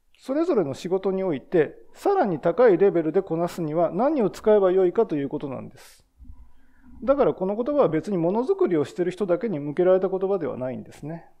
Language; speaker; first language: Japanese; native; Japanese